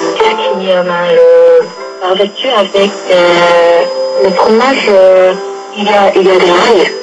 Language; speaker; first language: French; non-native, learner; Korean